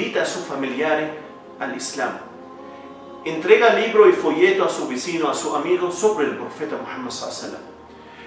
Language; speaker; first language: Spanish; non-native, fluent; Arabic